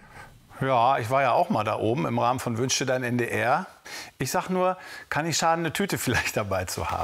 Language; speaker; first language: German; native; German